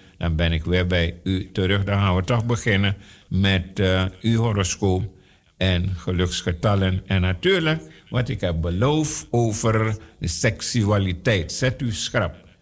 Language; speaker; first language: Dutch; non-native, local second language; Sranan Tongo